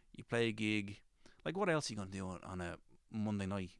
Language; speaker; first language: English; native; English